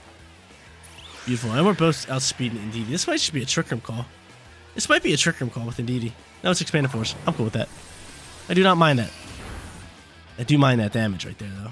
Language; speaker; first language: English; native; English